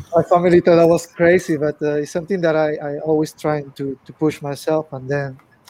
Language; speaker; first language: English; non-native, fluent; Spanish